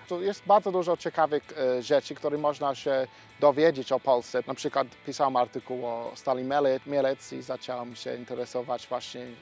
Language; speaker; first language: Polish; non-native, fluent; English